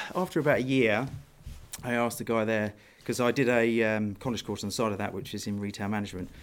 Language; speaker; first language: English; native; English